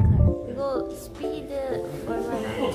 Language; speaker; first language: Korean; non-native, learner; Dutch